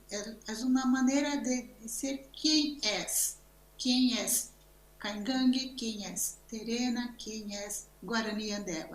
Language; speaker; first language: Spanish; non-native, learner; Portuguese